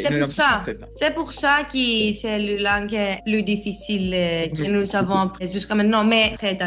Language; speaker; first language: French; non-native, learner; Greek